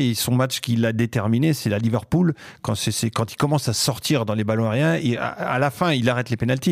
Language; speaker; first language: French; native; French